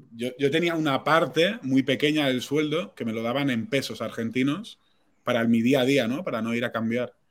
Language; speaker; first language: Spanish; non-native, local second language; Catalan